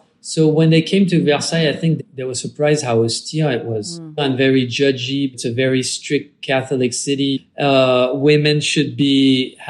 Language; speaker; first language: English; non-native, fluent; French